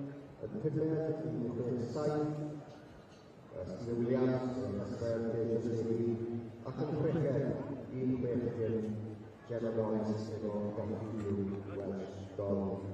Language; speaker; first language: Welsh; native; Welsh